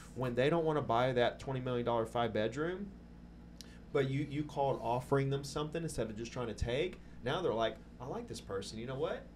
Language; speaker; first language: English; native; English